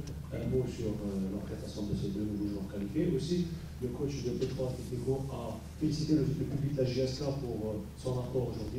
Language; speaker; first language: French; native; French